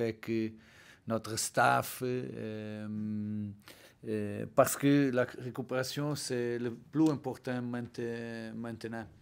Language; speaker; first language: French; non-native, learner; Portuguese